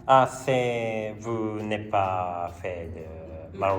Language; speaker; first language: French; non-native, learner; Japanese